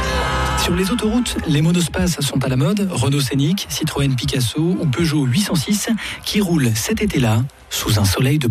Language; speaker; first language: French; native; French